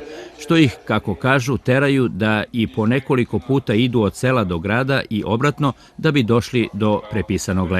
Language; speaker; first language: Serbian; native; Serbian